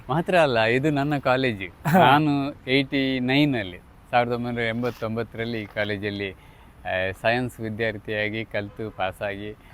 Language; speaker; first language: Kannada; non-native, local second language; Tulu